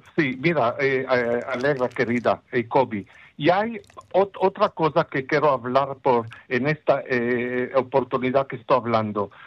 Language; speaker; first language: Spanish; non-native, fluent; Ladino